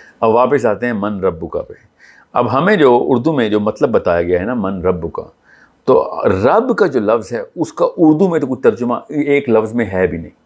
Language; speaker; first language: Urdu; native; Urdu